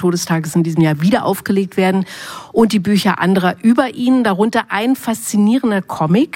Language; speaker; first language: German; native; German